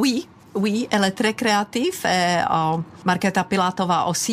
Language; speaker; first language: French; non-native, fluent; Czech